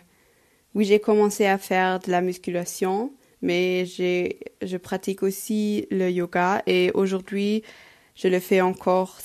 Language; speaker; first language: French; non-native, local second language; Luxembourgish